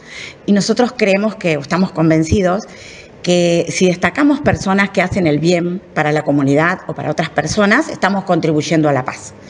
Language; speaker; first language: Spanish; native; Spanish